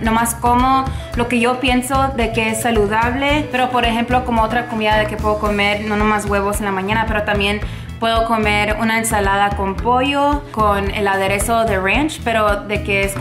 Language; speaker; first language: Spanish; early bilingual, heritage; Spanish